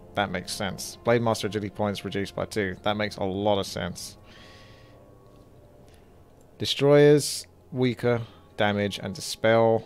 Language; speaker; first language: English; native; English